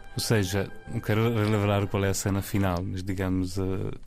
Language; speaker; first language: Portuguese; non-native, fluent; Italian